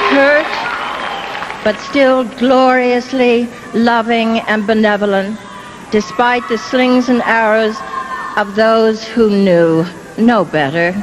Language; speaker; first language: English; native; English